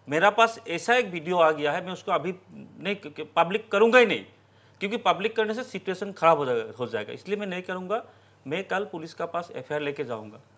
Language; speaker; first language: Hindi; non-native, local second language; Assamese